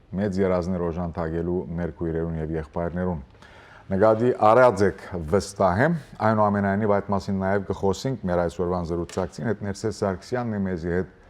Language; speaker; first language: Armenian; early bilingual, heritage; Armenian